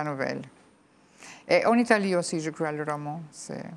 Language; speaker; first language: French; non-native, fluent; Albanian